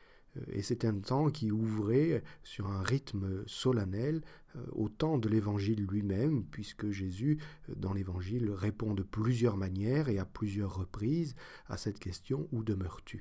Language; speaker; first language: French; native; French